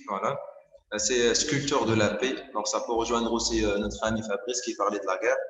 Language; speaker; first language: French; non-native, local second language; Arabic